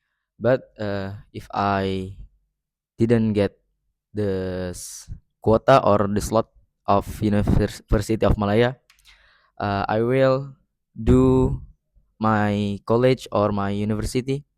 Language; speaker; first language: English; non-native, learner; Indonesian